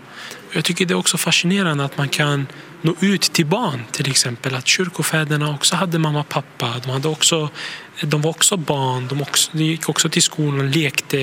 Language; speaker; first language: Swedish; early bilingual, other home language; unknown